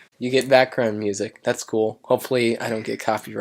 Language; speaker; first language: English; native; English